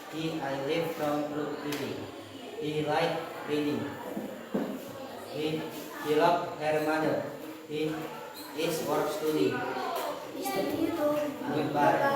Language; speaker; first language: English; non-native, learner; Indonesian